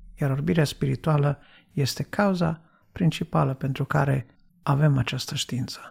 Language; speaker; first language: Romanian; native; Romanian